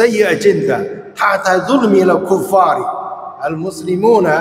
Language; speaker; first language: Arabic; non-native, fluent; Chinese